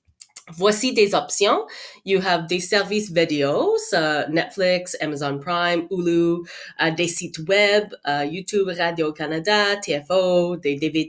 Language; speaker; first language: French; non-native, fluent; English